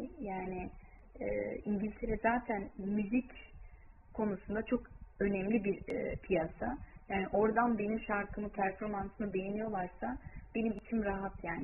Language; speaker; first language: Turkish; early bilingual, heritage; Turkish